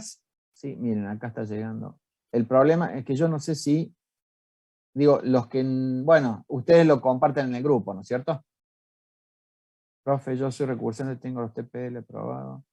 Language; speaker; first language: Spanish; native; Spanish